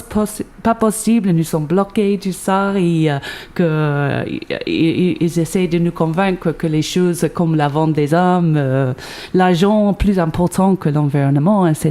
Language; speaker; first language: French; non-native, fluent; English